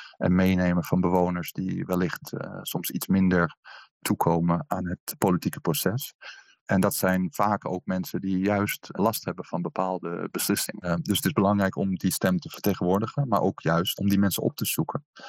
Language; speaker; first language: Dutch; native; Dutch